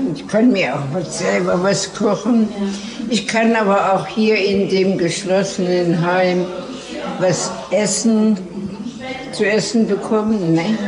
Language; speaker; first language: German; native; German